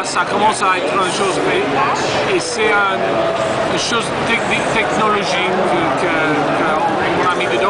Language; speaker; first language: French; non-native, learner; English